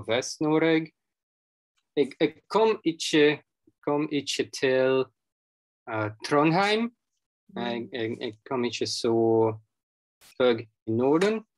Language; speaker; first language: Norwegian; non-native, fluent; Russian